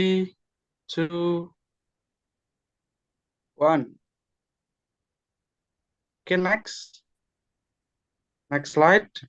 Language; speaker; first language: English; non-native, learner; Indonesian